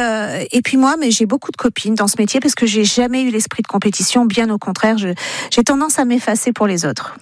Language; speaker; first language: French; native; French